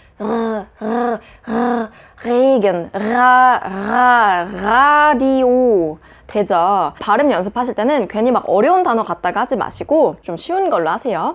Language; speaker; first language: Korean; native; Korean